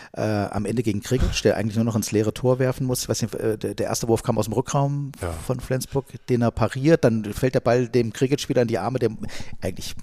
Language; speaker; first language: German; native; German